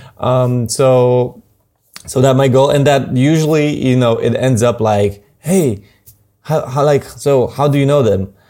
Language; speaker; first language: English; non-native, fluent; Polish